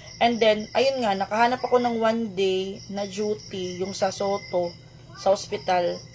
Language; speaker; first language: Filipino; non-native, local second language; Cebuano